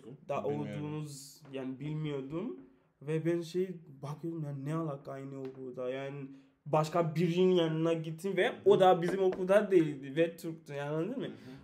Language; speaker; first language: Turkish; non-native, learner; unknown